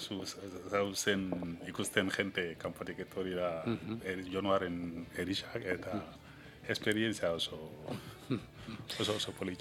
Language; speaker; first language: Basque; non-native, learner; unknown